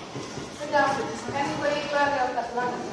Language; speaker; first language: English; non-native, learner; Indonesian